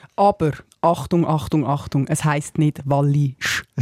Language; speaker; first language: German; native; German